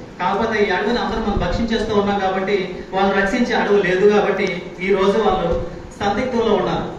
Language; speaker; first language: Telugu; non-native, local second language; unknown